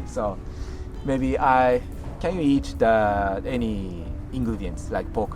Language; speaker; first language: English; non-native, learner; Japanese